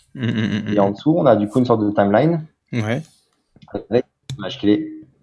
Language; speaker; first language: French; native; French